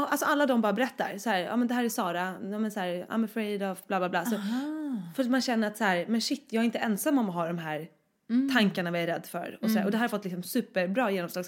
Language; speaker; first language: Swedish; native; Swedish